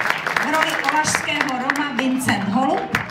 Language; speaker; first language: Czech; native; Czech